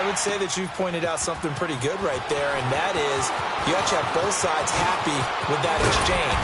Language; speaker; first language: English; native; English